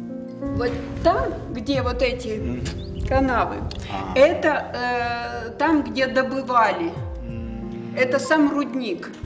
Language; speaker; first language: Russian; native; Russian